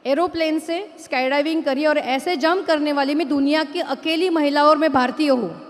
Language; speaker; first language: Hindi; non-native, local second language; Marathi